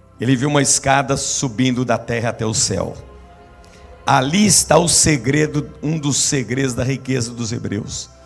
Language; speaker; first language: Portuguese; native; Portuguese